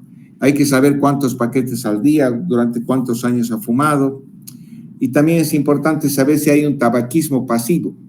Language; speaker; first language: Spanish; native; Spanish